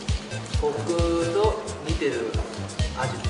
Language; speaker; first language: Japanese; non-native, learner; Korean